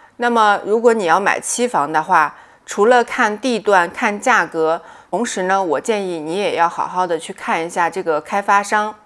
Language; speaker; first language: Chinese; native; Chinese